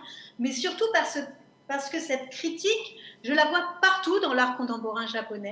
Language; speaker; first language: French; native; French